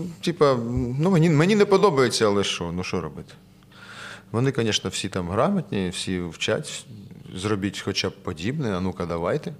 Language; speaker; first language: Ukrainian; non-native, local second language; Russian